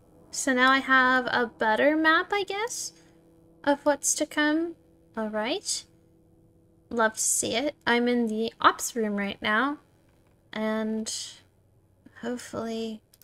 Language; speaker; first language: English; native; English